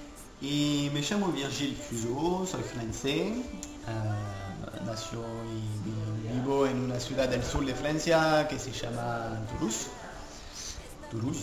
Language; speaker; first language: Spanish; non-native, fluent; French